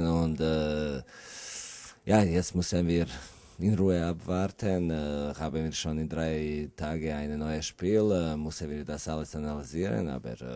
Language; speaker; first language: German; non-native, learner; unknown